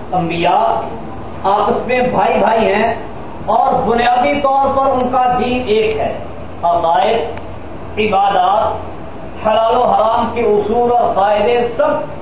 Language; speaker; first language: Urdu; non-native, local second language; Punjabi